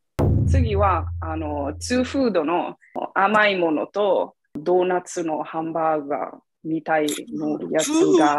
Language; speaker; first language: Japanese; non-native, fluent; Italian